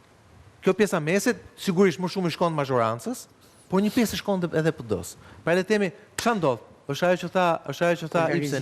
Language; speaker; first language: Albanian; native; Albanian